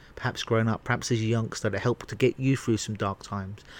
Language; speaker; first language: English; native; English